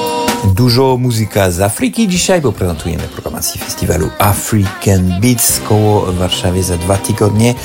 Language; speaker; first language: Polish; non-native, learner; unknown